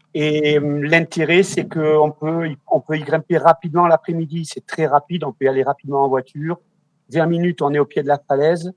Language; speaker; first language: French; native; French